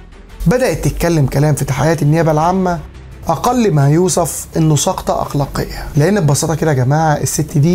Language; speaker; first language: Arabic; native; Arabic